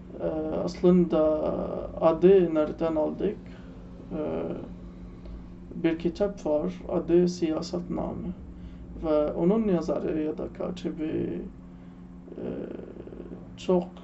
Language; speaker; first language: Turkish; non-native, learner; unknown